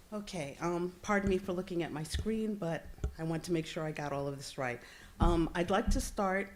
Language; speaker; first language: English; native; English